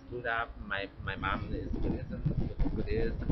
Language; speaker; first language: English; non-native, learner; Spanish